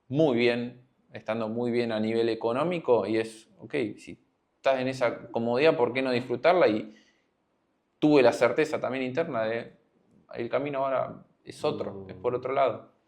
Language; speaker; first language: Spanish; native; Spanish